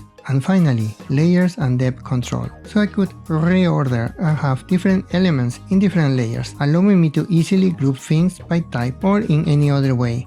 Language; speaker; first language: English; non-native, fluent; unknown